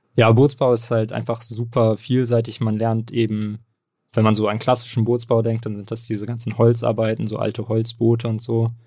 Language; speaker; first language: German; native; German